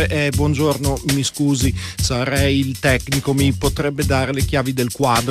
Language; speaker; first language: Italian; native; Italian